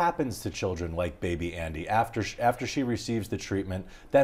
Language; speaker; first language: English; native; English